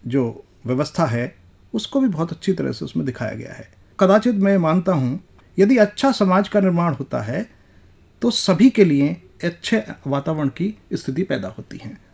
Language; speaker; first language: Hindi; native; Hindi